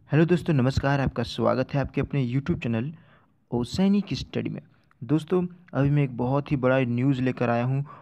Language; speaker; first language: Hindi; native; Hindi